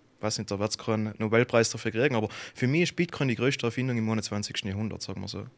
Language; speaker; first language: German; native; German